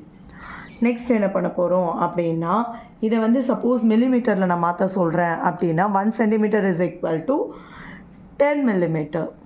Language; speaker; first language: Tamil; native; Tamil